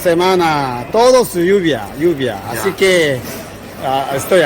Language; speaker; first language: Spanish; non-native, learner; Korean